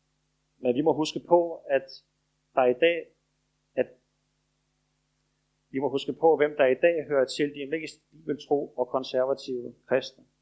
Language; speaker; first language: Danish; native; Danish